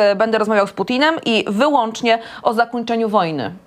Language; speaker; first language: Polish; native; Polish